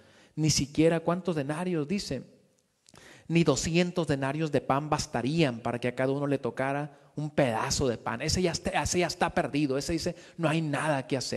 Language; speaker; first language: Spanish; native; Spanish